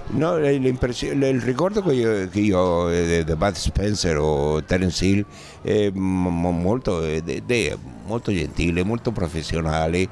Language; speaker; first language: Italian; non-native, learner; Spanish